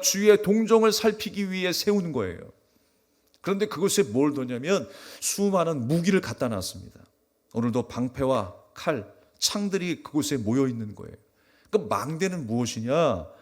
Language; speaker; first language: Korean; native; Korean